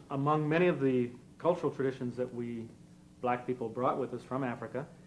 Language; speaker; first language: English; native; English